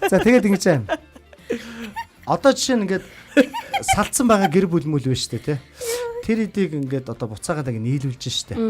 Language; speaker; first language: Mongolian; native; Mongolian